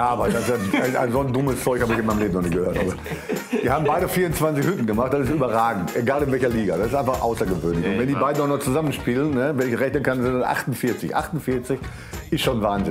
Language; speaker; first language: German; native; German